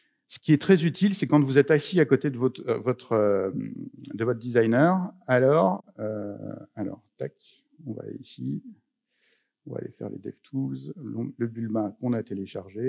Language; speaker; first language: French; native; French